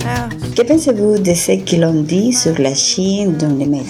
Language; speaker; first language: French; non-native, fluent; Spanish